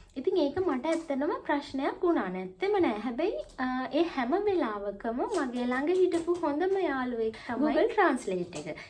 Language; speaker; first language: Sinhala; native; Sinhala